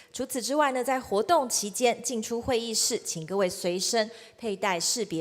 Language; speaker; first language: Chinese; native; Chinese